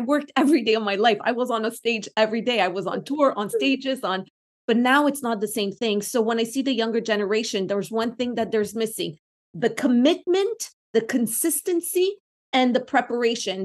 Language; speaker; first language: English; non-native, local second language; French